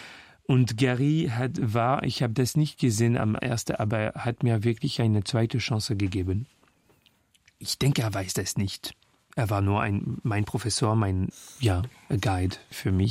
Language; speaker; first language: German; non-native, fluent; French